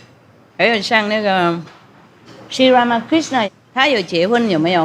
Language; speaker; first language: Chinese; non-native, fluent; Vietnamese